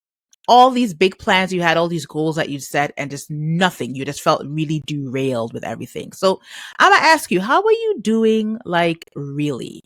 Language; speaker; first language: English; native; English